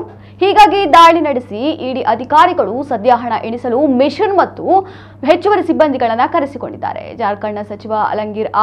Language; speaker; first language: Kannada; native; Kannada